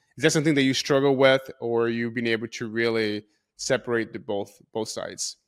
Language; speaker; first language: English; non-native, fluent; Portuguese